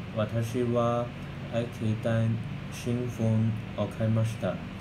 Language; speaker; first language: Japanese; non-native, learner; Chinese